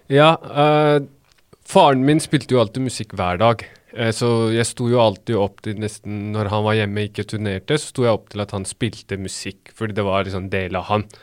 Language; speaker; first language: Norwegian; early bilingual, other home language; Baluchi